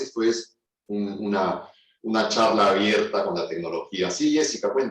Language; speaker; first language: Spanish; native; Spanish